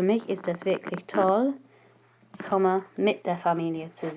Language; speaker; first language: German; non-native, fluent; English